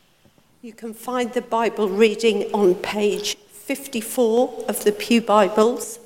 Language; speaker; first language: English; native; English